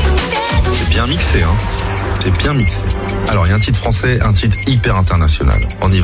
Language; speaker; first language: French; native; French